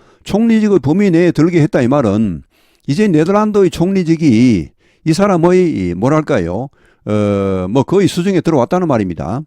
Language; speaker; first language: Korean; native; Korean